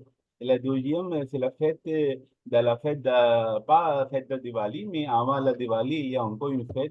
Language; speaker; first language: French; non-native, learner; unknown